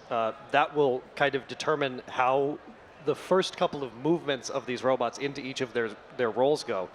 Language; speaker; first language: English; native; English